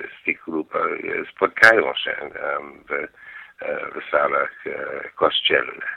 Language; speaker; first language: Polish; non-native, learner; English